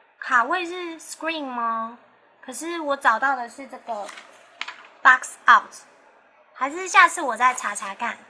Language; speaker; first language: Chinese; early bilingual, heritage; Chinese